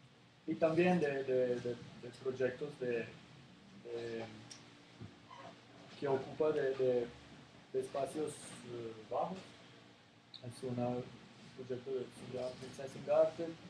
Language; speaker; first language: Spanish; non-native, learner; Serbian